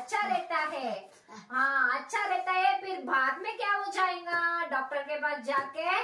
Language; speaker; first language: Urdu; non-native, local second language; Tamil